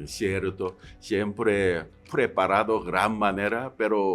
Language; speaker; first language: Spanish; non-native, learner; Korean